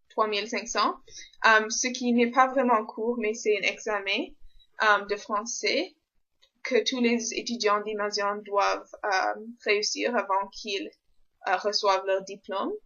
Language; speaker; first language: French; non-native, local second language; English